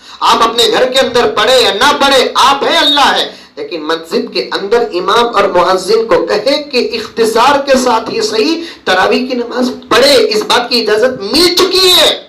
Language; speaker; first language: Urdu; native; Urdu